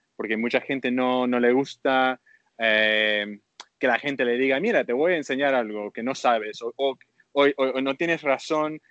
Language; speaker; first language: Spanish; early bilingual, heritage; Spanish